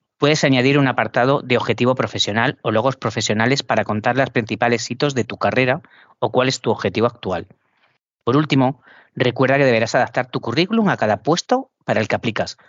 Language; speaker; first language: Spanish; native; Spanish